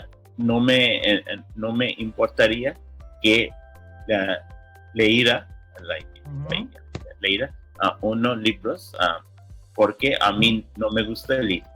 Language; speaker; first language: Spanish; non-native, learner; English